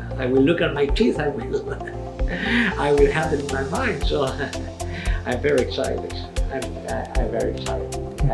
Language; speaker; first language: English; non-native, local second language; Spanish